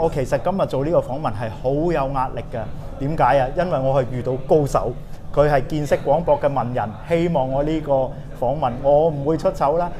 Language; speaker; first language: Cantonese; native; Cantonese